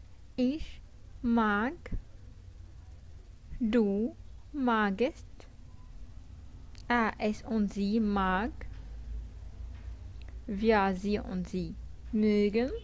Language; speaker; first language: German; non-native, fluent; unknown